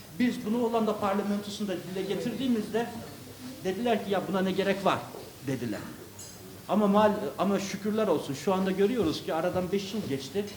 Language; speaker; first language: Turkish; early bilingual, other home language; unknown